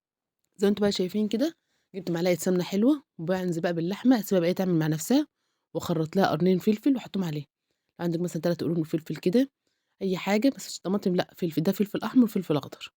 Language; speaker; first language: Arabic; native; Arabic